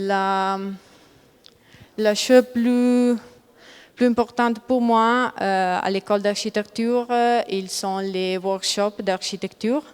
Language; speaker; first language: French; non-native, learner; Italian